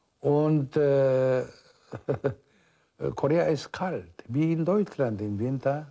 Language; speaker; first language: German; non-native, fluent; Korean